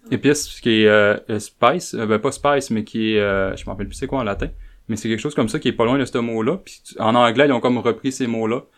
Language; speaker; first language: French; native; French